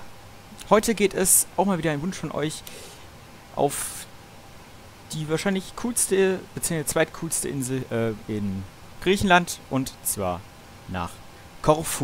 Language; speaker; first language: German; native; German